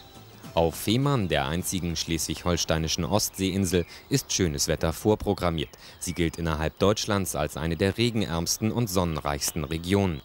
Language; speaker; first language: German; native; German